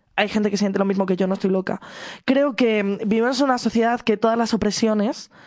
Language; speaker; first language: Spanish; native; Spanish